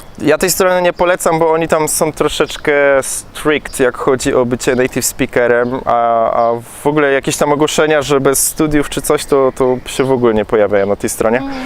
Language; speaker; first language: Polish; native; Polish